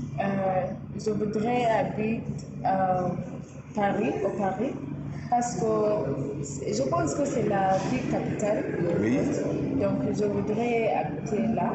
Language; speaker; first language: French; non-native, learner; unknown